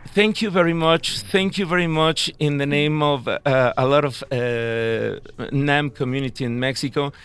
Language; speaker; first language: English; non-native, fluent; Spanish